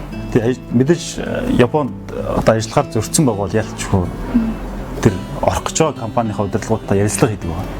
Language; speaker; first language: Mongolian; native; Mongolian